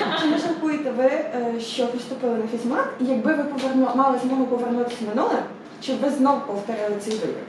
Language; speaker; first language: Ukrainian; native; Ukrainian